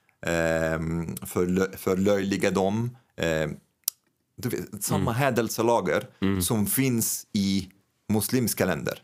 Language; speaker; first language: Swedish; non-native, fluent; Arabic